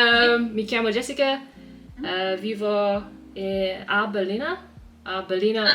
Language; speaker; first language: Italian; non-native, learner; English